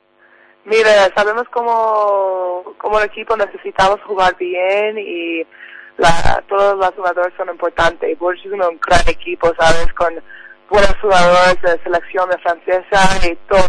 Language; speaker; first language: Spanish; non-native, learner; English